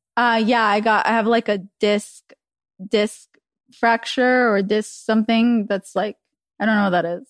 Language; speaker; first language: English; early bilingual, other home language; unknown